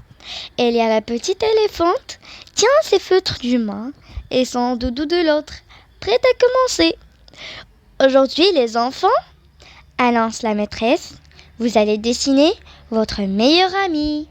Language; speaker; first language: French; non-native, local second language; Arabic